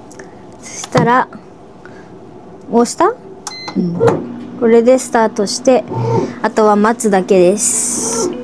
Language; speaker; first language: Japanese; early bilingual, other home language; Filipino